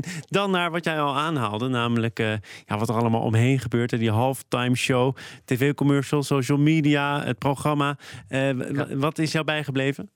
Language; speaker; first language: Dutch; native; Dutch